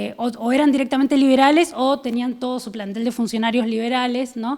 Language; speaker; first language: Spanish; native; Spanish